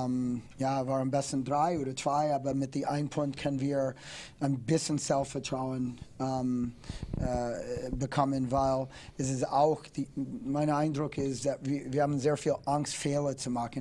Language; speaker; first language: German; non-native, fluent; English